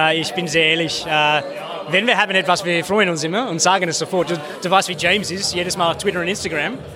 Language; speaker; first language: German; non-native, fluent; English